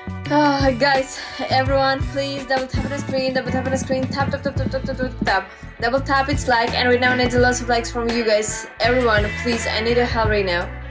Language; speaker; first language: English; non-native, learner; Russian